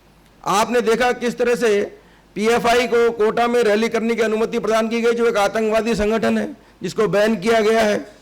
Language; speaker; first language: Hindi; native; Hindi